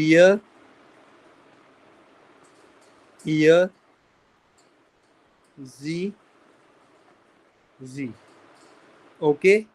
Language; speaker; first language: German; non-native, learner; Hindi